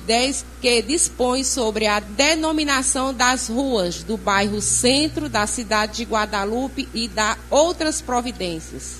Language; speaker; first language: Portuguese; native; Portuguese